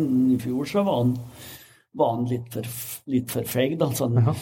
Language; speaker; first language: Norwegian; native; Norwegian